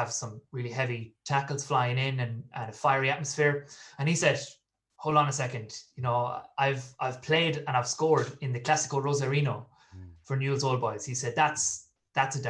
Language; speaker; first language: English; native; English